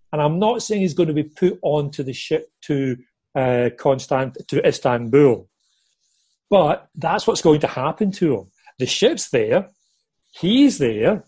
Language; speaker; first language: English; native; English